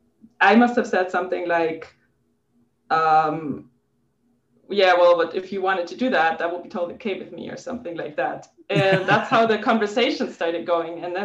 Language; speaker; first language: English; non-native, fluent; German